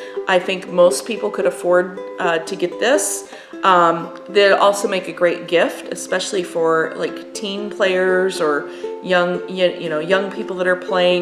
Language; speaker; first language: English; native; English